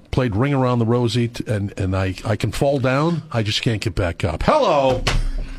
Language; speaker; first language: English; native; English